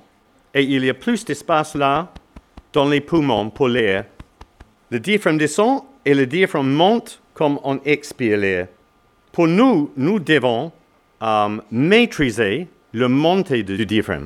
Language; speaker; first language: French; non-native, learner; English